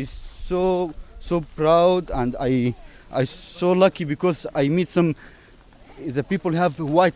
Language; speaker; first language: English; non-native, learner; Arabic